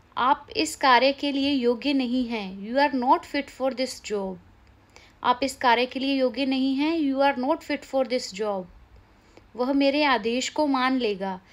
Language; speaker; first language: Hindi; native; Hindi